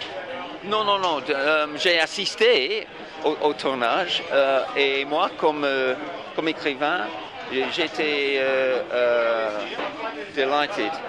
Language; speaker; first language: French; non-native, fluent; English